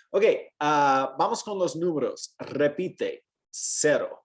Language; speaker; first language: Spanish; non-native, fluent; English